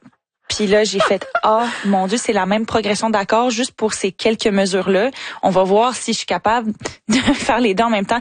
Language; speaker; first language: French; native; French